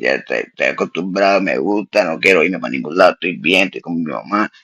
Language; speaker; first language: Spanish; early bilingual, heritage; Spanish